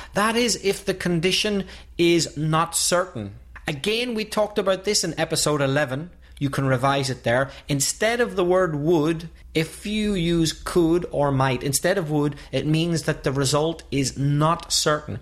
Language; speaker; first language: English; native; English